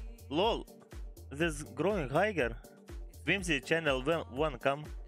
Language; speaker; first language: English; non-native, learner; Lithuanian